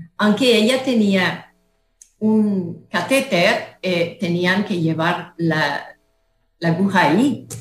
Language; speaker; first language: Spanish; non-native, fluent; French